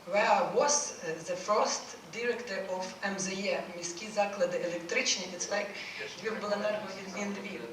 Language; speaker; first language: English; non-native, learner; Ukrainian